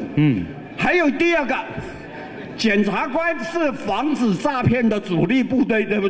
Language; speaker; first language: Chinese; native; Chinese